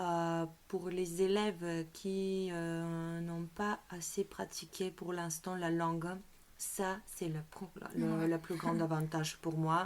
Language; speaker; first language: French; non-native, fluent; Bulgarian